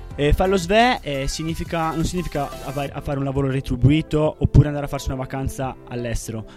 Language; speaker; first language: Italian; native; Italian